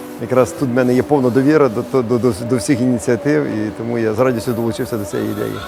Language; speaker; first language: Ukrainian; native; Ukrainian